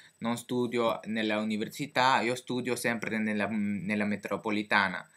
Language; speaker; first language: Italian; non-native, fluent; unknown